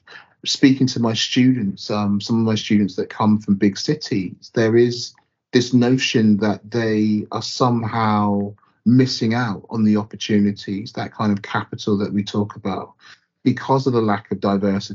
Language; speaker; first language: English; native; English